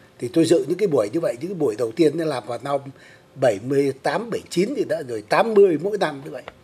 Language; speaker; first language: Vietnamese; native; Vietnamese